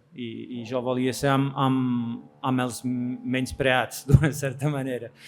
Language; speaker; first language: Catalan; non-native, fluent; French